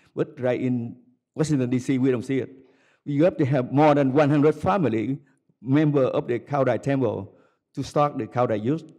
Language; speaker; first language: English; non-native, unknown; Vietnamese